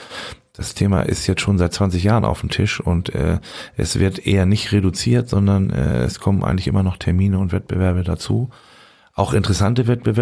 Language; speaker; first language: German; native; German